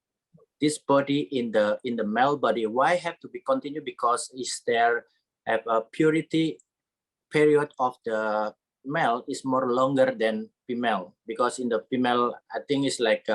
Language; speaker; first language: English; non-native, learner; Indonesian